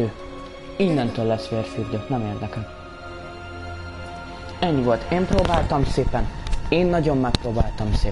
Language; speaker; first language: Hungarian; native; Hungarian